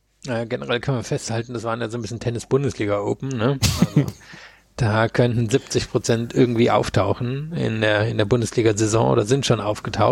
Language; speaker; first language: German; native; German